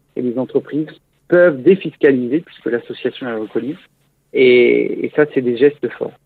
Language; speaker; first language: French; native; French